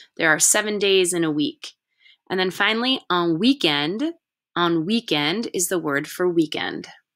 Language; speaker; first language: English; native; English